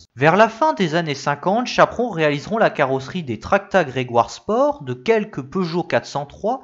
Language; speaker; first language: French; native; French